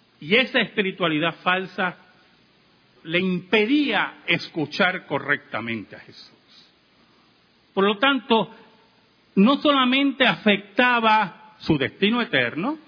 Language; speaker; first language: Spanish; native; Spanish